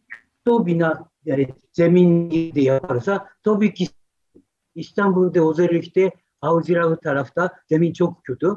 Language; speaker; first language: Turkish; non-native, fluent; Japanese